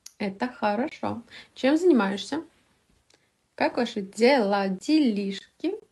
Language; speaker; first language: Russian; native; Russian